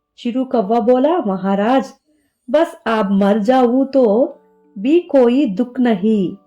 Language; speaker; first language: Hindi; non-native, local second language; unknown